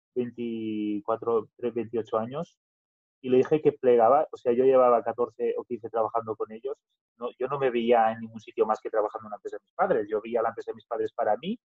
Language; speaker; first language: Spanish; non-native, local second language; Catalan